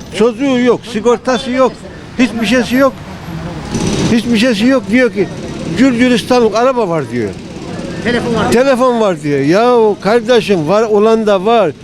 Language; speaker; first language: Turkish; native; Turkish